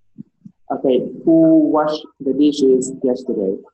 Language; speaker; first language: English; non-native, learner; Vietnamese